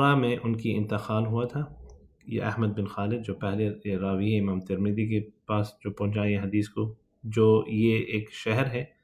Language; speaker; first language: Urdu; native; Urdu